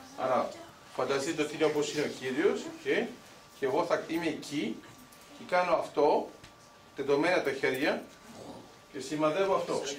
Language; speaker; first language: Greek; early bilingual, heritage; Greek